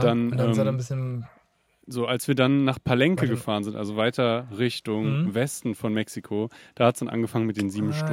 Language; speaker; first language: German; native; German